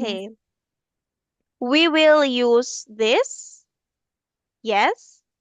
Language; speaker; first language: English; non-native, fluent; Filipino